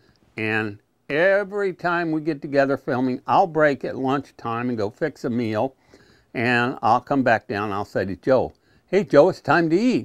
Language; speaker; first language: English; native; English